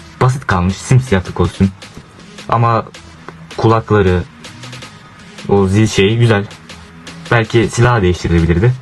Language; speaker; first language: Turkish; native; Turkish